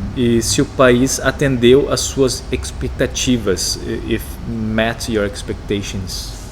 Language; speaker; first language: Portuguese; native; Portuguese